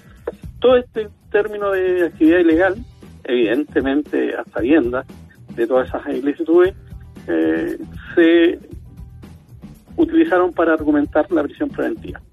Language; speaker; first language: Spanish; native; Spanish